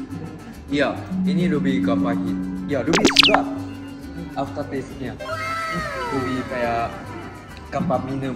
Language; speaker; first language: Indonesian; non-native, fluent; Japanese